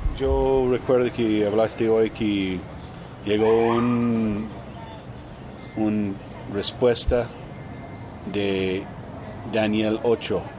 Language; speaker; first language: Spanish; non-native, fluent; Portuguese